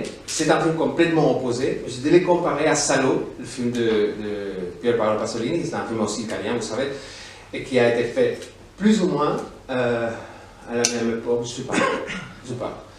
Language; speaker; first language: French; non-native, fluent; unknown